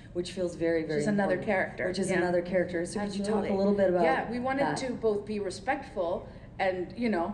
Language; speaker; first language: English; early bilingual, other home language; Urdu